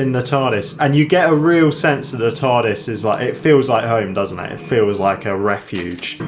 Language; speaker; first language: English; native; English